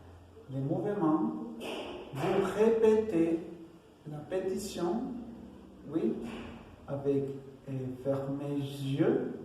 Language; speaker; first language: French; non-native, learner; Spanish